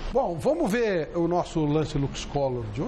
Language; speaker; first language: Portuguese; native; Portuguese